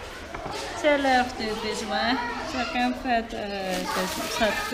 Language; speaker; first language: French; non-native, local second language; Malagasy